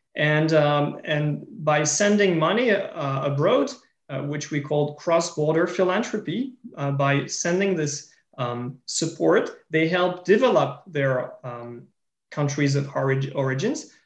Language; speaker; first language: English; non-native, fluent; French